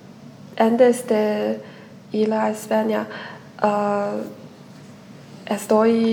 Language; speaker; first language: Spanish; non-native, learner; Chinese